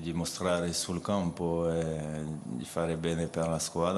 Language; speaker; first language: Italian; non-native, fluent; French